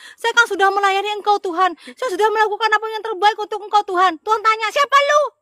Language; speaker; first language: Indonesian; non-native, local second language; Madurese